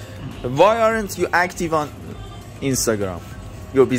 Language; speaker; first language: English; non-native, learner; Persian